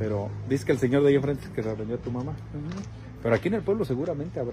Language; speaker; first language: Spanish; native; Spanish